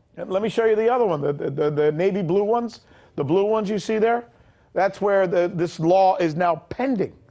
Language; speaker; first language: English; early bilingual, other home language; Spanish